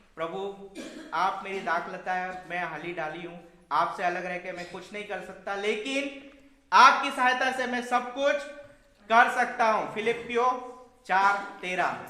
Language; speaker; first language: Hindi; native; Hindi